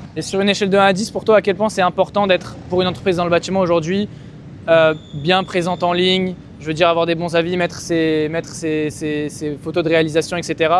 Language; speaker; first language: French; native; French